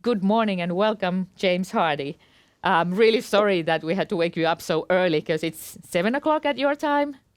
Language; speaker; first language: English; non-native, fluent; Finnish